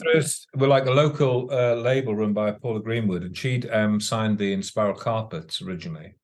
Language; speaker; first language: English; native; English